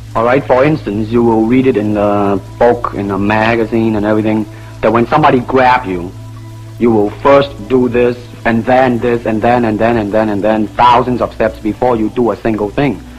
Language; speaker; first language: English; non-native, local second language; Cantonese